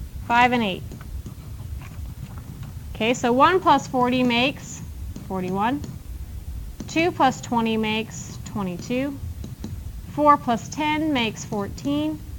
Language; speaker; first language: English; native; English